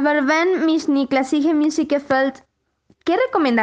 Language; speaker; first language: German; non-native, learner; Spanish